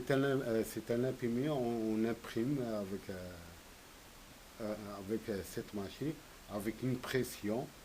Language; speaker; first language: French; non-native, local second language; Arabic